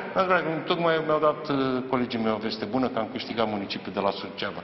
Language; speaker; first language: Romanian; native; Romanian